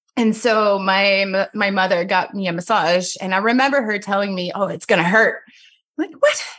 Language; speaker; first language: English; non-native, fluent; French